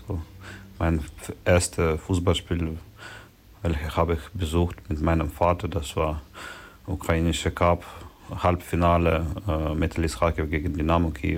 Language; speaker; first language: German; non-native, learner; Ukrainian